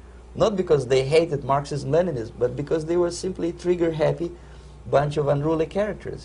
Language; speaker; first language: English; non-native, fluent; Russian